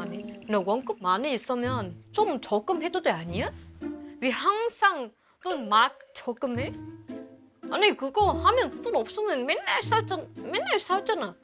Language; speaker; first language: Korean; non-native, learner; Vietnamese